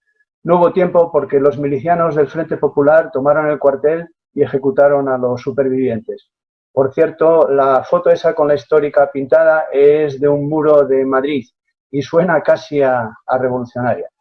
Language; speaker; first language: Spanish; native; Spanish